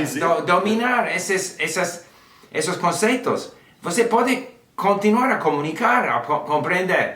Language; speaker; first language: Portuguese; non-native, learner; English